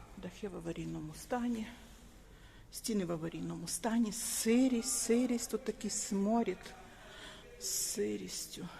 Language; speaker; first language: Ukrainian; native; Ukrainian